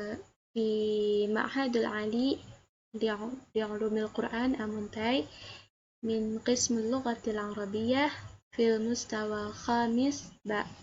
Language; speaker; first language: Arabic; non-native, learner; Indonesian